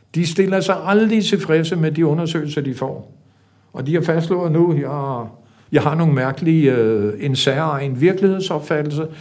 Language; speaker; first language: Danish; non-native, fluent; Macedonian